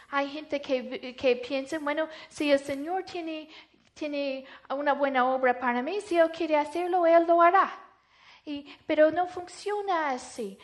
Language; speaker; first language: Spanish; non-native, fluent; English